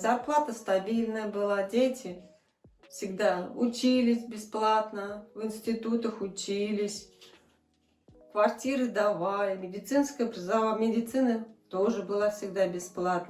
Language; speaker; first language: Russian; native; Russian